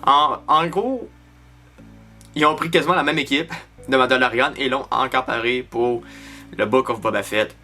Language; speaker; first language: French; native; French